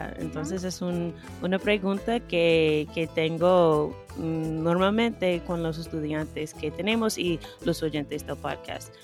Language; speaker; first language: Spanish; non-native, fluent; English